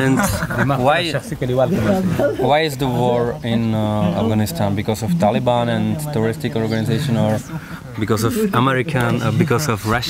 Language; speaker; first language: English; non-native, fluent; Czech